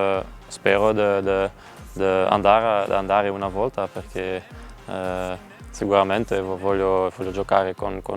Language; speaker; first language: Italian; non-native, learner; Dutch